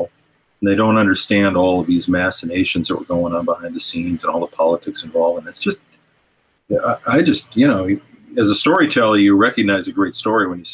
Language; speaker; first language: English; native; English